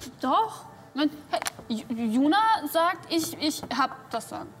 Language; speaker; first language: German; non-native, learner; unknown